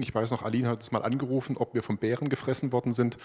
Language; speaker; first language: German; native; German